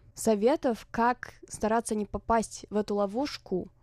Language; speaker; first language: Russian; non-native, fluent; Romanian